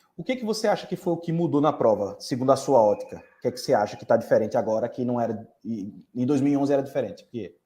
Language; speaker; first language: Portuguese; native; Portuguese